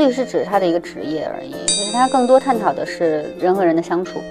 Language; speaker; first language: Chinese; native; Chinese